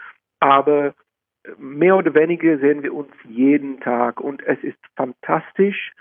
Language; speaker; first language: German; non-native, fluent; Czech